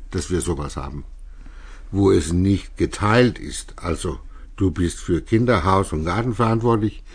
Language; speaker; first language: German; non-native, fluent; Danish